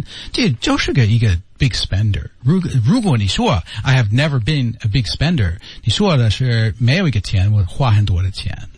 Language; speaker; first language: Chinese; non-native, learner; English